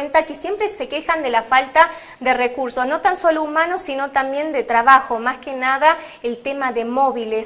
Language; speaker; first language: Spanish; native; Spanish